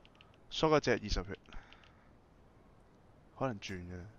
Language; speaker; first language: Cantonese; native; Cantonese